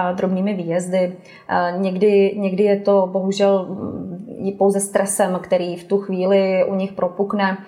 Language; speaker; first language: Czech; native; Czech